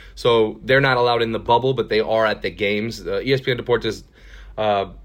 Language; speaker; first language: English; native; English